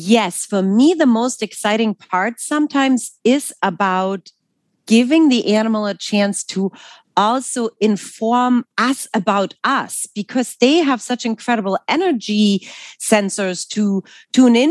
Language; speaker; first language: English; non-native, fluent; German